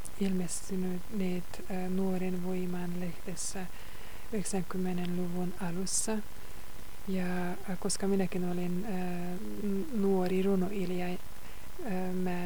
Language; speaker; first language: Finnish; non-native, fluent; Hungarian